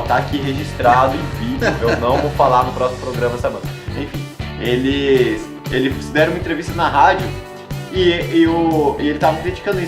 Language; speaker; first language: Portuguese; native; Portuguese